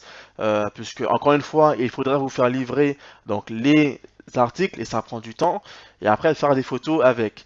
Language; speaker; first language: French; native; French